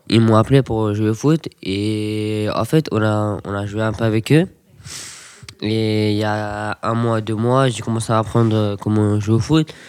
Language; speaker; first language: French; non-native, learner; Arabic